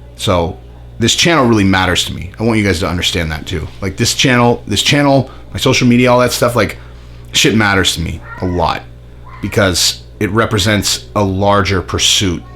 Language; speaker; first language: English; native; English